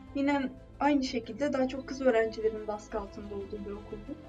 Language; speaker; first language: Turkish; native; Turkish